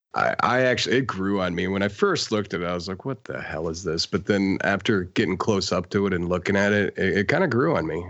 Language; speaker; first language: English; native; English